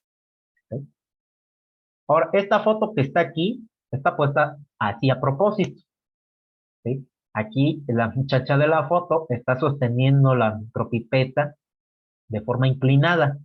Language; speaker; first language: Spanish; native; Spanish